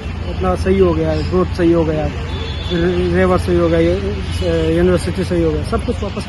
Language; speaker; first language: Hindi; non-native, learner; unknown